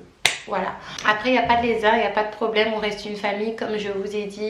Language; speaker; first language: French; native; French